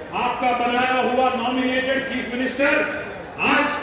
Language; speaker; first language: Hindi; non-native, local second language; Telugu